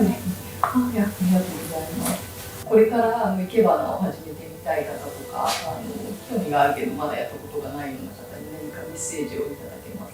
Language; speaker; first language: Japanese; native; Japanese